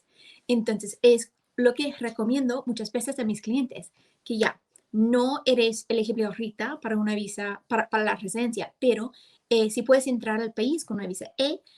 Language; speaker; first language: Spanish; non-native, fluent; English